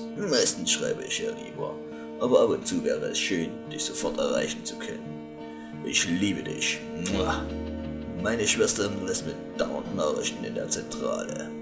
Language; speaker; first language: German; native; German